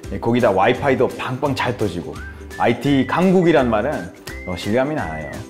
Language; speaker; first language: Korean; non-native, fluent; Spanish